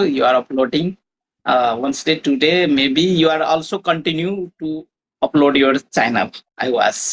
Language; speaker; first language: English; non-native, learner; Maithili